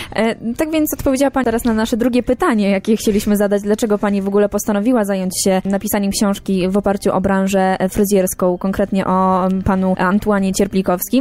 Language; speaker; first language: Polish; native; Polish